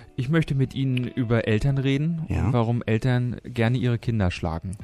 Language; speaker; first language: German; native; German